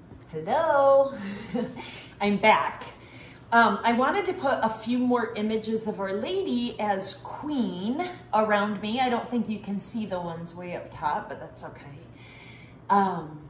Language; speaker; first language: English; native; English